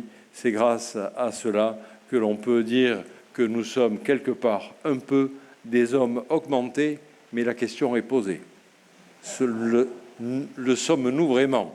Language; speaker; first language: French; native; French